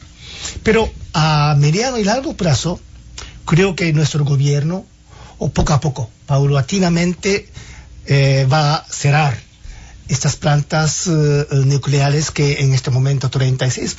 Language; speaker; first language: Spanish; non-native, fluent; Japanese